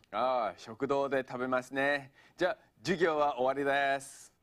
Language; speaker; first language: Japanese; non-native, fluent; English